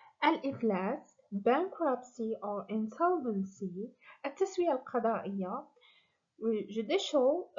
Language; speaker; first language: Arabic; native; Arabic